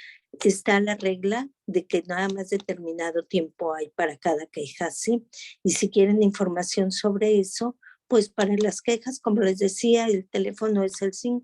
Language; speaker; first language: Spanish; native; Spanish